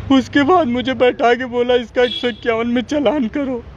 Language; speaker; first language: Hindi; native; Hindi